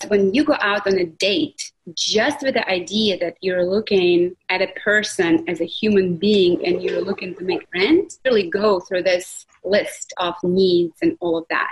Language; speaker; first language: English; non-native, fluent; Russian